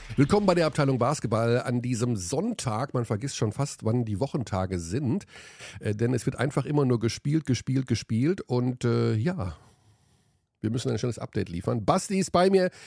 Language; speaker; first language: German; native; German